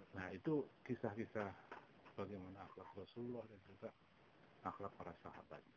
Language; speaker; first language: Indonesian; native; Indonesian